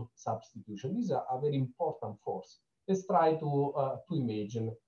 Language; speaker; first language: English; non-native, fluent; Italian